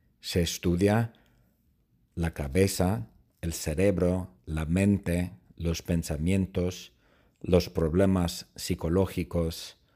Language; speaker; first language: Spanish; non-native, fluent; English